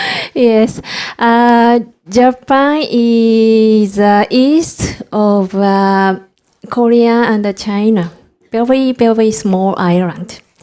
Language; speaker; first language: English; non-native, learner; Japanese